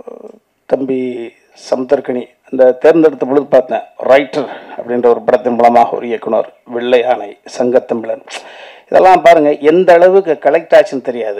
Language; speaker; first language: Tamil; native; Tamil